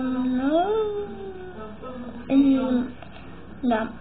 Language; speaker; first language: Russian; early bilingual, heritage; Russian